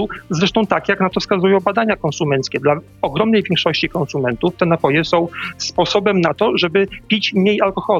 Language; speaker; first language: Polish; native; Polish